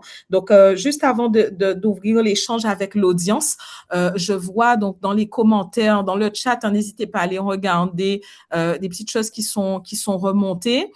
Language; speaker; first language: French; native; French